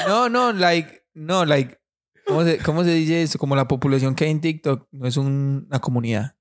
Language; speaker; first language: Spanish; native; Spanish